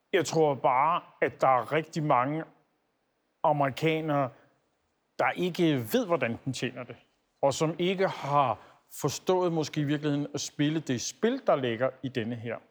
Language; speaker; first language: Danish; native; Danish